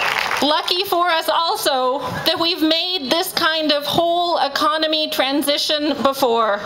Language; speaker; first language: English; native; English